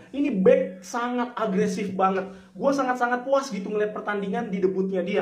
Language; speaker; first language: Indonesian; native; Indonesian